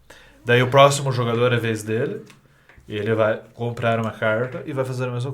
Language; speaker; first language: Portuguese; native; Portuguese